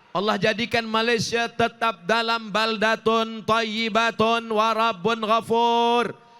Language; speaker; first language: Malay; native; Malay